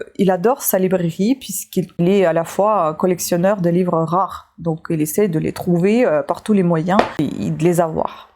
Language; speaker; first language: French; non-native, fluent; Russian